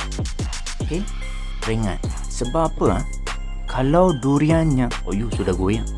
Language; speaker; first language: Malay; native; Malay